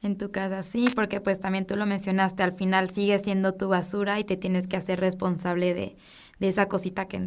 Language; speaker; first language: Spanish; native; Spanish